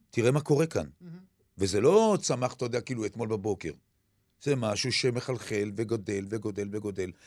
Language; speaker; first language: Hebrew; early bilingual, other home language; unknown